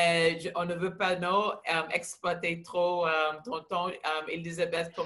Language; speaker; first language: French; non-native, local second language; English